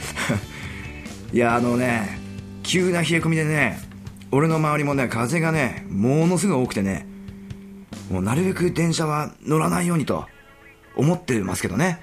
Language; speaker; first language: Japanese; native; Japanese